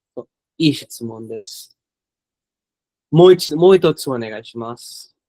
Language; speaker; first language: Japanese; non-native, learner; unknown